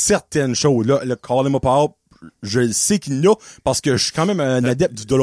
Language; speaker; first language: French; native; French